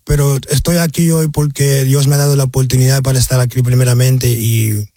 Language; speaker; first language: Spanish; early bilingual, heritage; Spanish